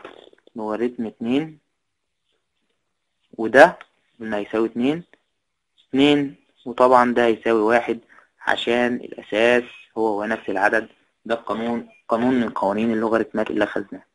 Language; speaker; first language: Arabic; native; Arabic